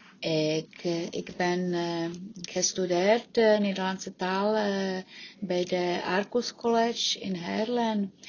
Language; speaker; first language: Dutch; non-native, learner; Czech